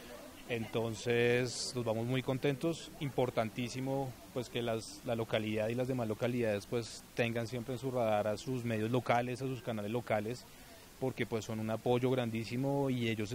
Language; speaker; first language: Spanish; native; Spanish